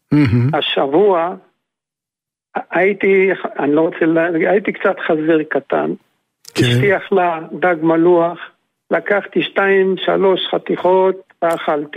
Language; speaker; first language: Hebrew; non-native, fluent; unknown